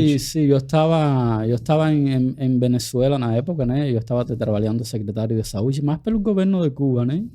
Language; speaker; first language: Portuguese; non-native, fluent; Spanish